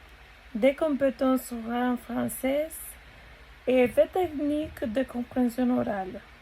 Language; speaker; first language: French; non-native, learner; Spanish